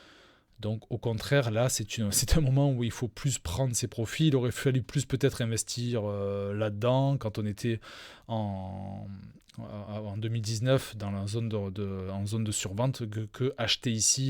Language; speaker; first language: French; native; French